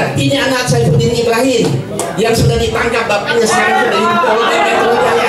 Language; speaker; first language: Indonesian; native; Indonesian